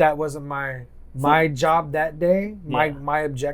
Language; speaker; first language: English; native; English